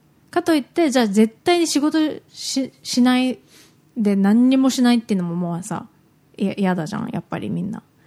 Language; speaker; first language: Japanese; native; Japanese